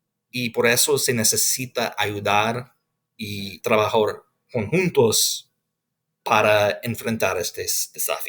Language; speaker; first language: Spanish; non-native, fluent; English